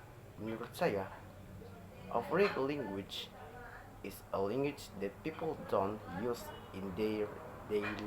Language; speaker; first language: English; non-native, learner; Indonesian